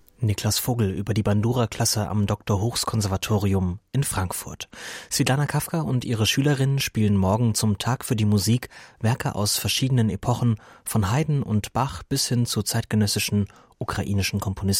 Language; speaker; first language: German; native; German